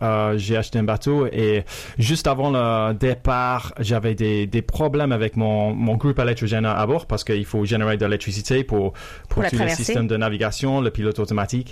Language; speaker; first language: French; non-native, fluent; English